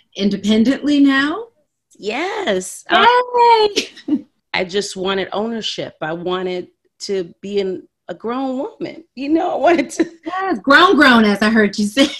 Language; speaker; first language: English; native; English